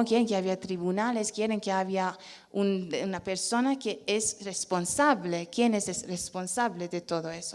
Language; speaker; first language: Spanish; non-native, fluent; Persian